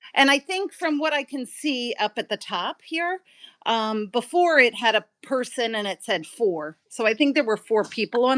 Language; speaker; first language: English; native; English